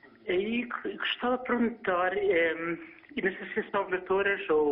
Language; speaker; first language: Portuguese; early bilingual, heritage; Portuguese